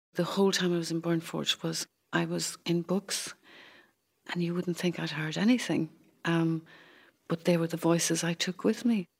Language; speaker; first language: English; native; English